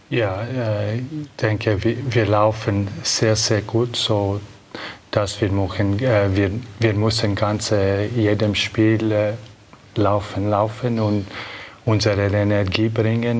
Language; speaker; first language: German; non-native, learner; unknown